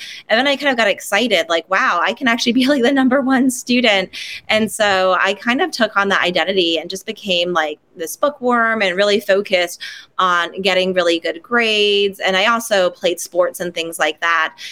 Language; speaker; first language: English; non-native, local second language; Cantonese